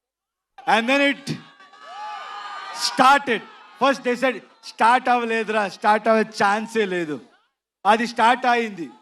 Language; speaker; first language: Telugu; non-native, learner; Kannada